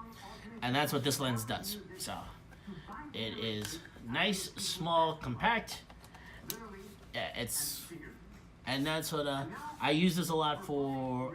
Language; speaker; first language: English; native; English